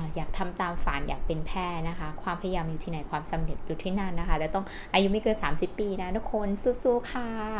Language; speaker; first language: Thai; native; Thai